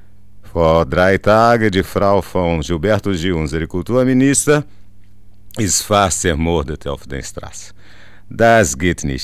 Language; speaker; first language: German; non-native, learner; Portuguese